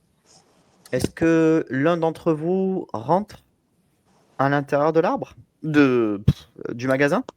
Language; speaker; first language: French; native; French